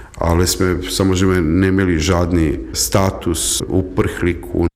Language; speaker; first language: Czech; non-native, fluent; Serbian